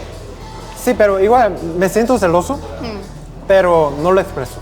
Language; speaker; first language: Spanish; non-native, fluent; Korean